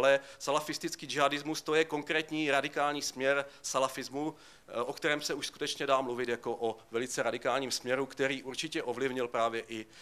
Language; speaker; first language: Czech; native; Czech